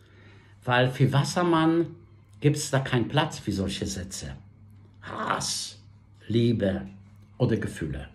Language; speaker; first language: German; non-native, fluent; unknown